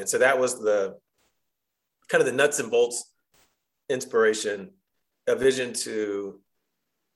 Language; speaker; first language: English; native; English